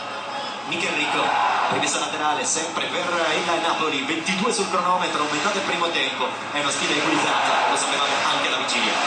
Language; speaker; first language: Italian; native; Italian